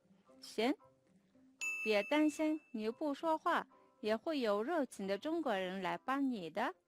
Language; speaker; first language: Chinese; non-native, fluent; Mongolian